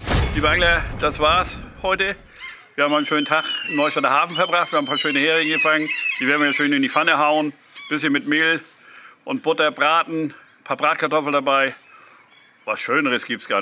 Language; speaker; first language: German; native; German